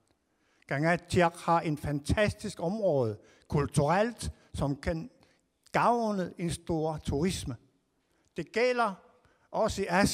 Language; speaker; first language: Danish; non-native, local second language; Kalaallisut